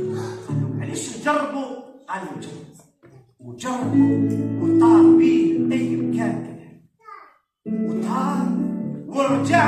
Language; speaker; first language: Arabic; native; Arabic